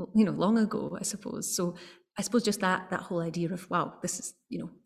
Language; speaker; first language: English; native; English